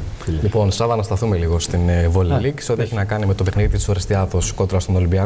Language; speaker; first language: Greek; native; Greek